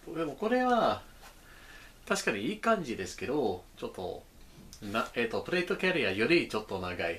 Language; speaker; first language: Japanese; non-native, learner; English